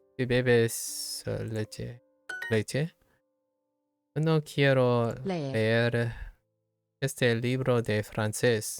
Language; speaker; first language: Spanish; non-native, learner; English